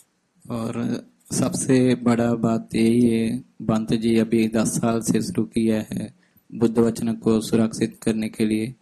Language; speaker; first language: Hindi; non-native, fluent; Sinhala